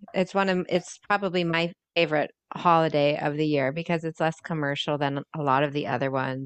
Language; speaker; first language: English; native; English